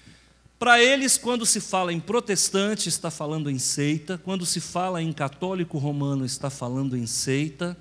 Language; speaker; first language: Portuguese; native; Portuguese